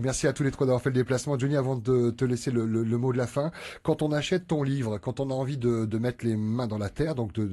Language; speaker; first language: French; native; French